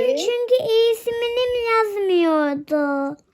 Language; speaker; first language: Turkish; early bilingual, heritage; Turkish